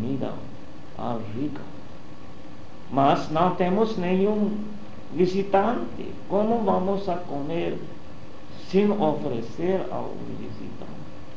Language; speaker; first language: Portuguese; non-native, learner; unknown